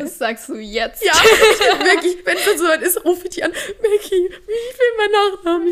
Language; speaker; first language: German; native; German